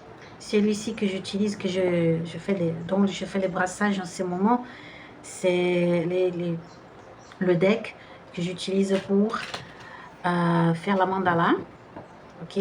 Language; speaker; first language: French; non-native, fluent; Portuguese